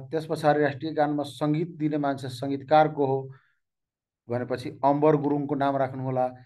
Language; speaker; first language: Nepali; non-native, local second language; Maithili